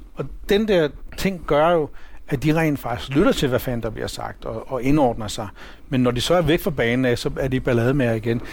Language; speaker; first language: Danish; early bilingual, other home language; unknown